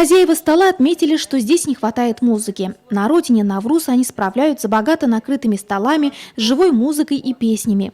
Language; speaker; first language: Russian; native; Russian